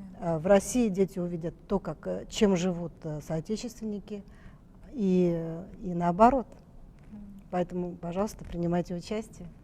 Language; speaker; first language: Russian; native; Russian